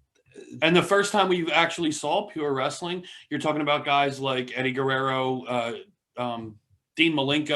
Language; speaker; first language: English; native; English